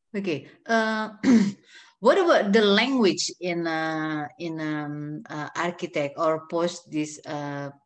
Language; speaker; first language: English; non-native, learner; Indonesian